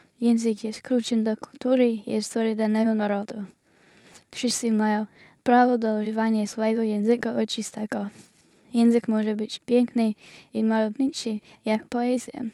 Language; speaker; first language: Polish; non-native, learner; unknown